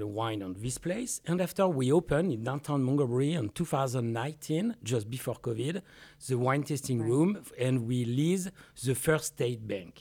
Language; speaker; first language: English; non-native, learner; French